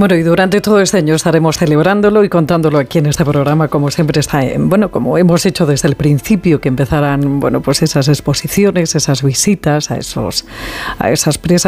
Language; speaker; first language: Spanish; native; Spanish